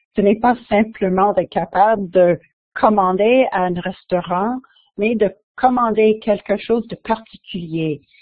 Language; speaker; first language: French; non-native, local second language; English